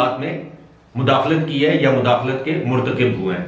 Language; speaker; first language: Urdu; native; Urdu